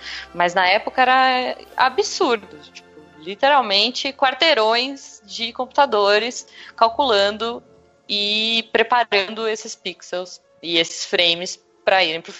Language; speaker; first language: Portuguese; native; Portuguese